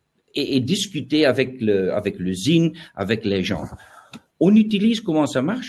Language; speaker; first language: French; non-native, learner; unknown